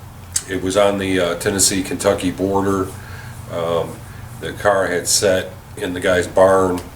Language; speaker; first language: English; native; English